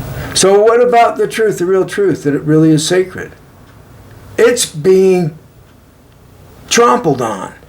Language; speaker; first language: English; native; English